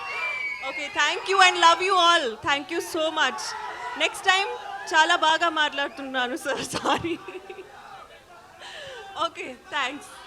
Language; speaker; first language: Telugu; non-native, learner; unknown